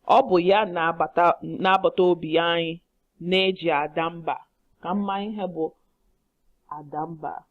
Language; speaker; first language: Igbo; non-native, learner; English